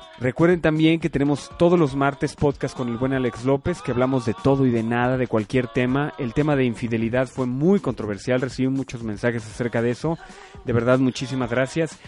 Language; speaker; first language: Spanish; native; Spanish